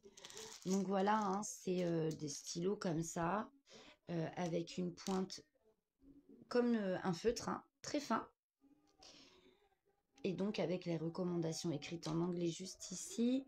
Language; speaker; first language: French; native; French